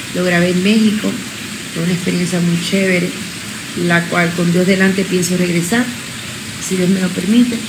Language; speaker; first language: Spanish; early bilingual, other home language; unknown